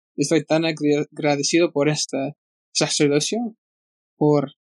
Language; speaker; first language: Spanish; non-native, fluent; English